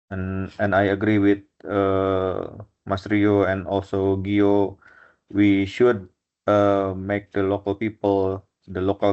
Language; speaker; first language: English; non-native, fluent; Indonesian